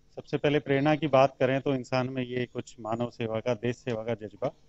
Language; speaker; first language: Hindi; native; Hindi